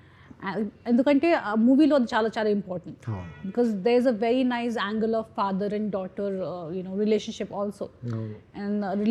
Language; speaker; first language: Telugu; non-native, learner; Hindi